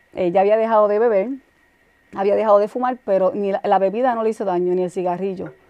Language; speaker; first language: Spanish; native; Spanish